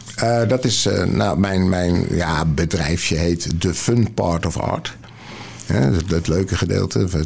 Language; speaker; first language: Dutch; native; Dutch